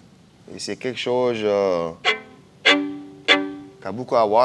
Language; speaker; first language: French; non-native, fluent; English